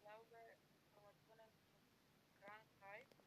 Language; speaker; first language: German; non-native, learner; Macedonian